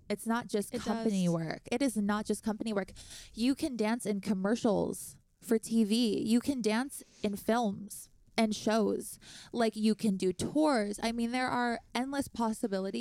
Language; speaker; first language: English; native; English